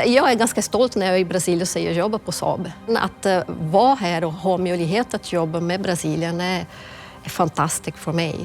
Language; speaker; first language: Swedish; non-native, fluent; Portuguese